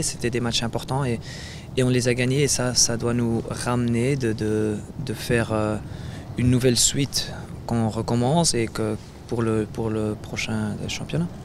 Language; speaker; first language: French; non-native, fluent; Dutch